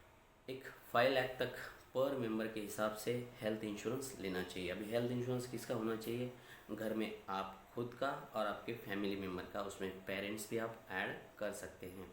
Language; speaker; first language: Hindi; non-native, local second language; Marathi